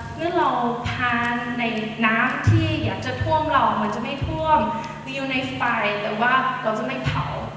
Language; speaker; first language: Thai; non-native, fluent; English